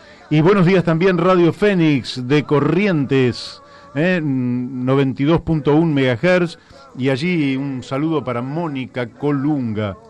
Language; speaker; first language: Spanish; native; Spanish